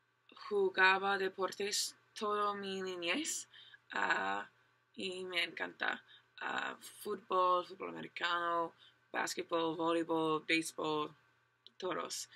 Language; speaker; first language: Spanish; non-native, learner; English